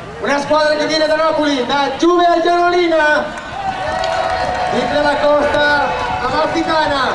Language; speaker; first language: Italian; non-native, fluent; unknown